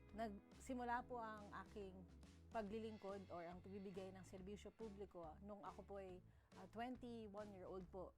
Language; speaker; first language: Filipino; native; Filipino